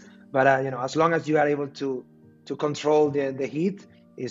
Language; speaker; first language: English; non-native, fluent; Spanish